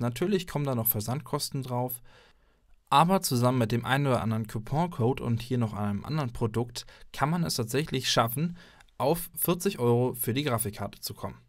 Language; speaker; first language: German; native; German